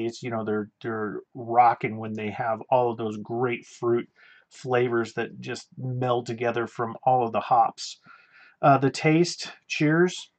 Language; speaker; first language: English; native; English